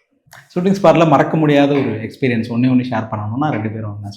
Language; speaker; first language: Tamil; native; Tamil